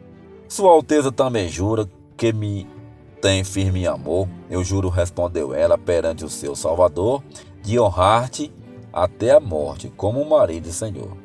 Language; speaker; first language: Portuguese; native; Portuguese